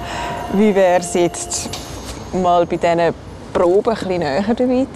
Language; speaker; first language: German; native; German